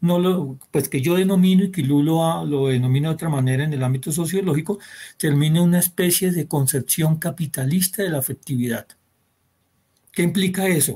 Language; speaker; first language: Spanish; native; Spanish